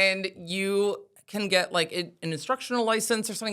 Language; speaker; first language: English; native; English